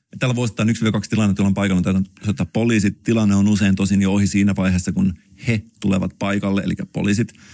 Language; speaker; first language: Finnish; native; Finnish